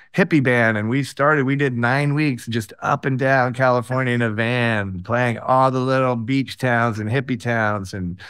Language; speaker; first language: English; native; English